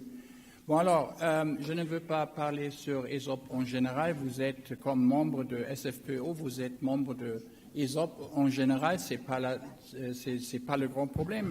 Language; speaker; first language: French; non-native, learner; German